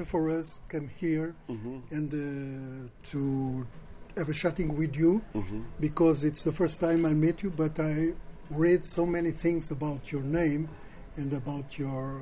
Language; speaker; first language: English; non-native, fluent; Portuguese